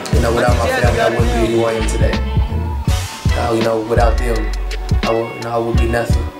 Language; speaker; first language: English; native; English